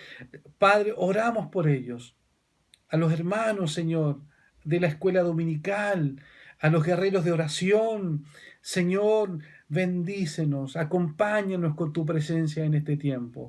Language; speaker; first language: Spanish; native; Spanish